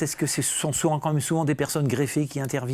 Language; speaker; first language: French; native; French